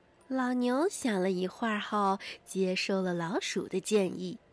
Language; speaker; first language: Chinese; native; Chinese